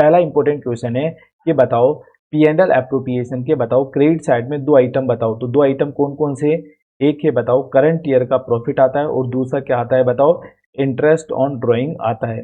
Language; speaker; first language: Hindi; native; Hindi